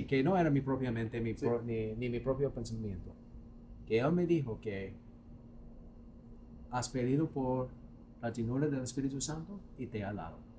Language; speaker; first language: Spanish; non-native, fluent; English